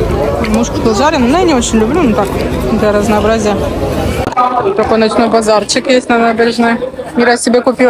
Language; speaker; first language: Russian; native; Russian